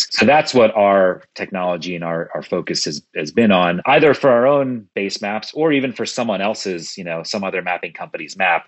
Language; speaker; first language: English; early bilingual, other home language; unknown